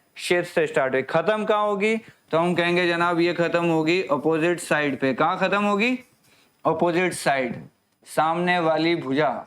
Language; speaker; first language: Hindi; native; Hindi